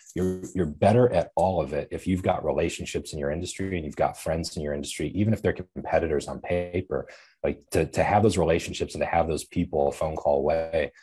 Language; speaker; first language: English; native; English